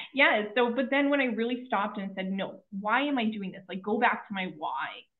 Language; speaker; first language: English; native; English